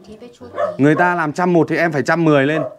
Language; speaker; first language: Vietnamese; native; Vietnamese